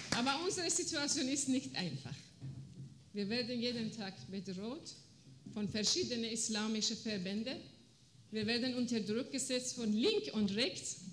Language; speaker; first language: German; non-native, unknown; Persian